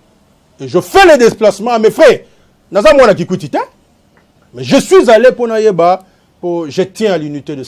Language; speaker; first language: French; non-native, local second language; Lingala